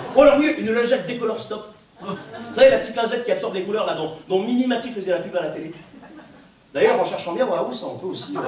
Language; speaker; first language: French; native; French